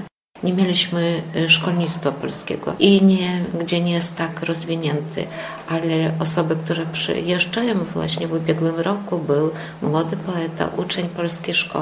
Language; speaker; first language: Polish; early bilingual, heritage; Polish